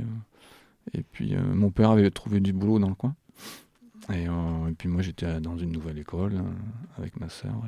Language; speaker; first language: French; native; French